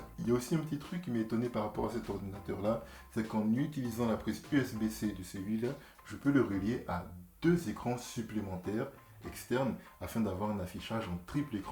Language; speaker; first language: French; native; French